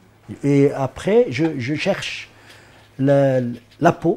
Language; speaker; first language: French; non-native, learner; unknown